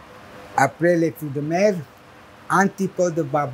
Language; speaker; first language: French; non-native, learner; Italian